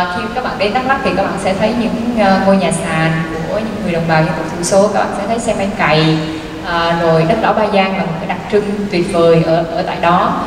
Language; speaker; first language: Vietnamese; non-native, local second language; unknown